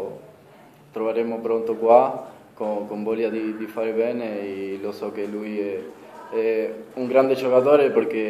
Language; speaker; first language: Italian; non-native, fluent; Spanish